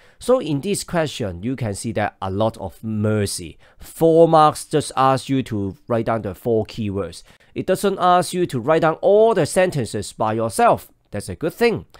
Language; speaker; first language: English; non-native, local second language; Cantonese